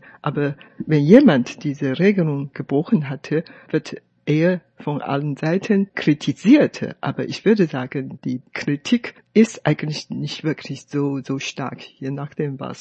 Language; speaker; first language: German; non-native, fluent; Chinese